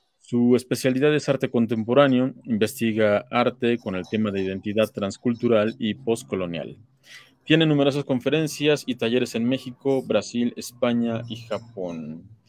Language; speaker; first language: Spanish; native; Spanish